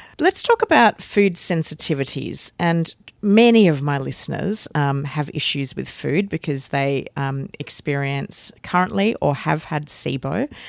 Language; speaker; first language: English; native; English